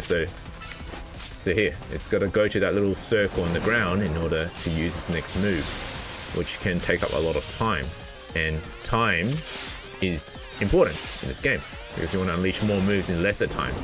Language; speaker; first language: English; native; English